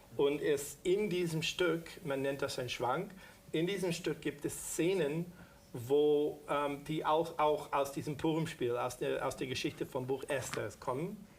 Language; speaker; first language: German; non-native, fluent; English